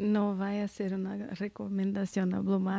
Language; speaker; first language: Spanish; non-native, fluent; Portuguese